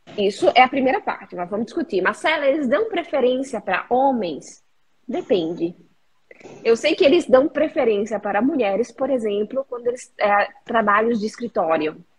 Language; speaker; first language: Portuguese; native; Portuguese